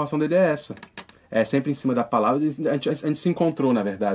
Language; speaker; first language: Portuguese; native; Portuguese